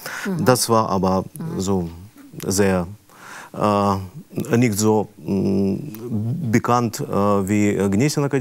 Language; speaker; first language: German; non-native, fluent; Russian